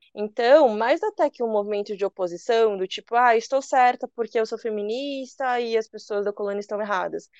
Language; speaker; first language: Portuguese; early bilingual, other home language; Korean